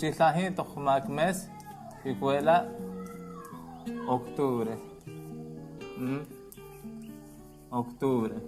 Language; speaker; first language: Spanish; non-native, local second language; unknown